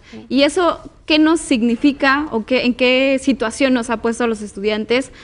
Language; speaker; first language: Spanish; native; Spanish